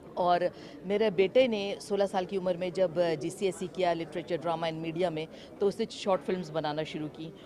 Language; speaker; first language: Urdu; native; Urdu